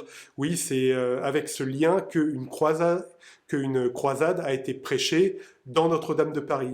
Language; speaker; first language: French; native; French